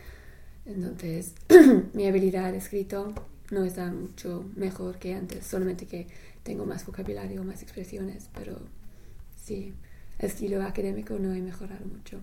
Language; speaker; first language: Spanish; non-native, learner; English